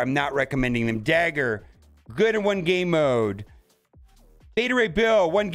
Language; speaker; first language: English; native; English